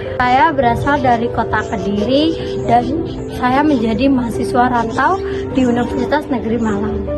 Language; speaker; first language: Indonesian; non-native, local second language; Javanese